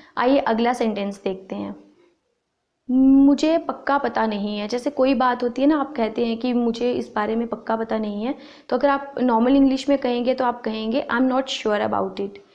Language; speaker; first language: Hindi; native; Hindi